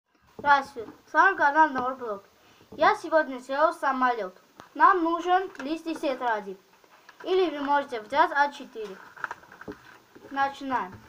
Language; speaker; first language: Russian; non-native, local second language; Armenian